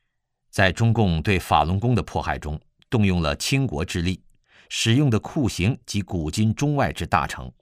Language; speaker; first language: Chinese; native; Chinese